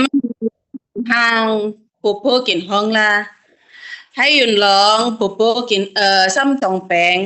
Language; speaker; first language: Cantonese; non-native, learner; Indonesian